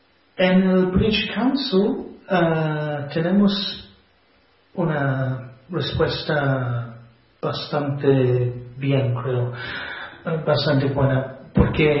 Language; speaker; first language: Spanish; non-native, fluent; English